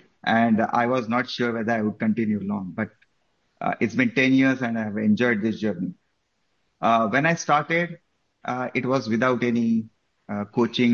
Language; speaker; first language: English; non-native, local second language; Marathi